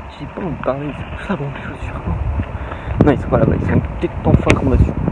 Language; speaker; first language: French; native; French